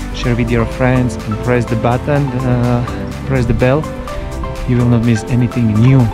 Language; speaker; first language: English; non-native, fluent; Slovak